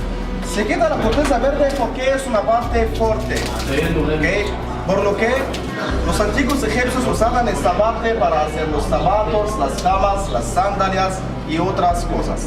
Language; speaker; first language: Spanish; non-native, learner; Arabic